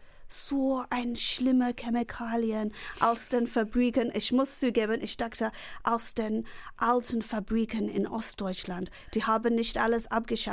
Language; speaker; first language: German; non-native, fluent; English